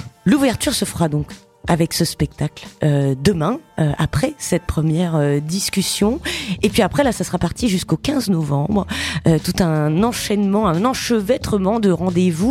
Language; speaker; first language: French; native; French